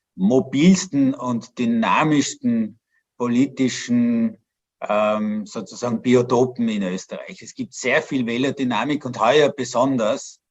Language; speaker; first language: German; native; German